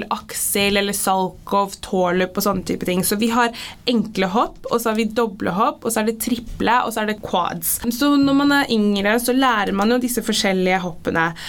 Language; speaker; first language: Norwegian; early bilingual, other home language; English